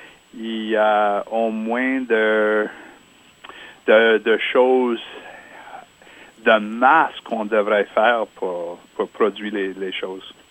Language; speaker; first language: French; non-native, local second language; English